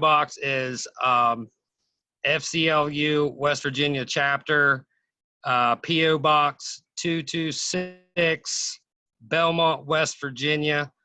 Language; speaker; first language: English; native; English